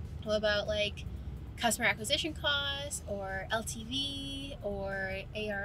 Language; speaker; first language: English; native; English